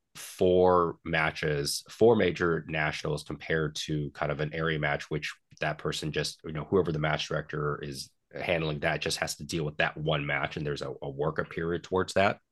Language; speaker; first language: English; native; English